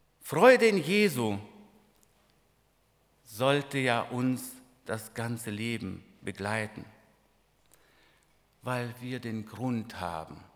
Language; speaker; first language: German; non-native, fluent; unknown